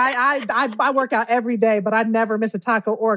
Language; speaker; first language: English; native; English